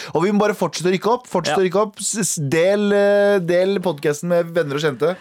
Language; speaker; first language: Norwegian; early bilingual, other home language; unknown